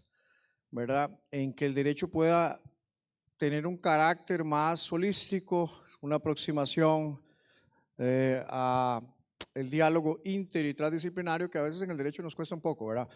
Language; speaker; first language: Spanish; native; Spanish